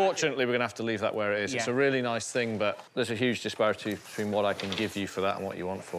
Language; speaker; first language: English; native; English